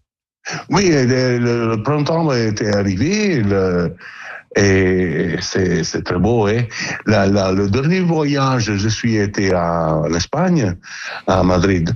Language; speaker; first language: French; non-native, learner; Italian